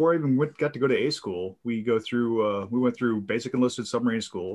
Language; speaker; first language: English; native; English